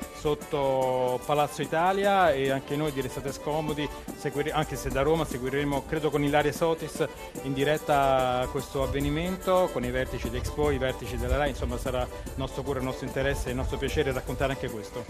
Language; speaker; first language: Italian; native; Italian